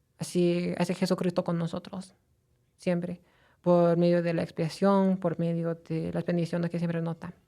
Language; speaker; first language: Spanish; non-native, fluent; English